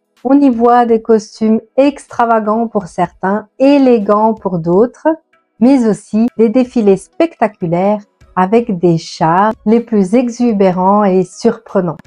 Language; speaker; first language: French; non-native, fluent; Italian